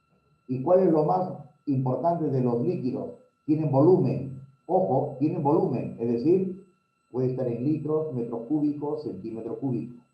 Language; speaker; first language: Spanish; native; Spanish